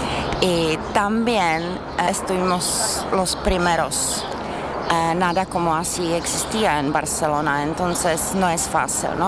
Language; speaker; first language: Spanish; non-native, learner; Czech